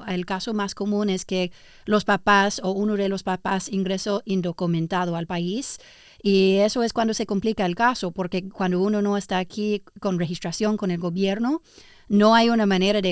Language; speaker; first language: Spanish; early bilingual, heritage; English